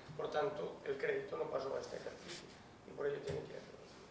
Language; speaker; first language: Spanish; non-native, local second language; Galician